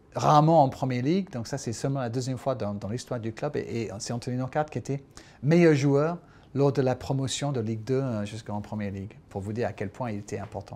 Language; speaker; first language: French; non-native, fluent; English